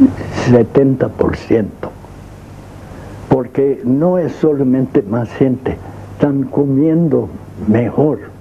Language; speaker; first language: Spanish; non-native, fluent; English